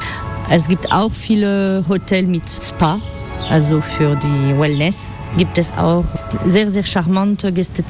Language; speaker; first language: German; non-native, fluent; French